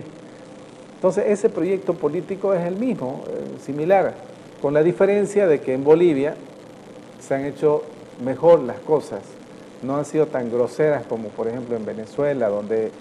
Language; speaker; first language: Spanish; native; Spanish